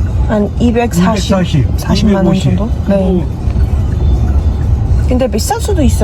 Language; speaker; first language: Korean; non-native, fluent; Arabic